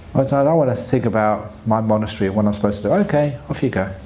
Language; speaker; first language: English; native; English